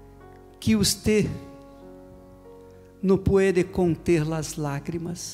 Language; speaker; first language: Portuguese; non-native, fluent; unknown